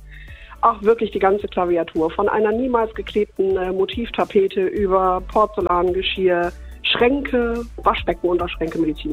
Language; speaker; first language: German; native; German